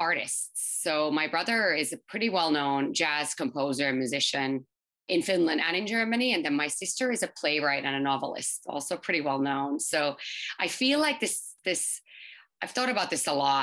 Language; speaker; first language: English; non-native, fluent; Finnish